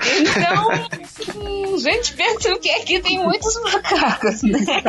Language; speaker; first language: Portuguese; non-native, learner; Russian